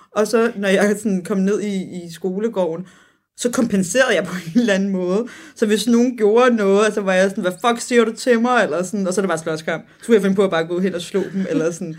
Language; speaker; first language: Danish; early bilingual, other home language; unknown